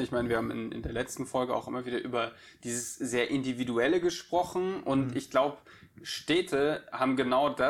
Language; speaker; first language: German; native; German